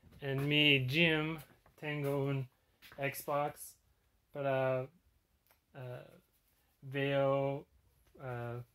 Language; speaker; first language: Spanish; non-native, learner; English